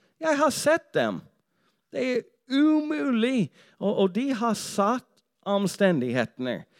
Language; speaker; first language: Norwegian; non-native, fluent; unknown